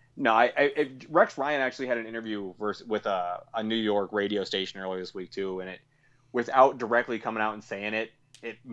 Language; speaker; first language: English; native; English